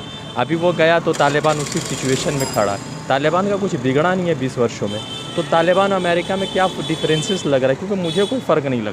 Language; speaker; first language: Hindi; native; Hindi